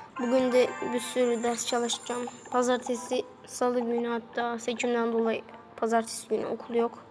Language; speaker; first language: Turkish; native; Turkish